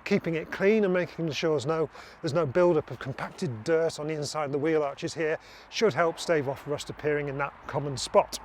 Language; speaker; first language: English; native; English